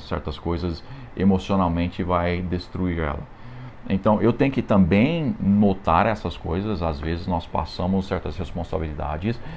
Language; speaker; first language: Portuguese; non-native, fluent; English